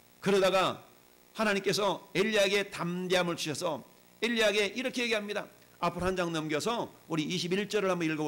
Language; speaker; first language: Korean; native; Korean